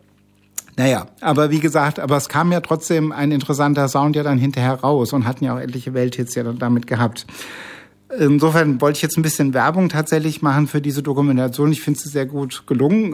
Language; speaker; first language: German; native; German